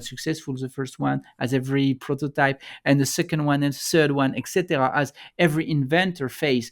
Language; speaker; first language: English; non-native, fluent; French